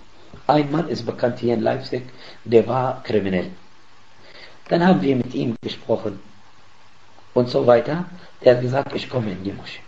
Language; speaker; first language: German; non-native, fluent; Arabic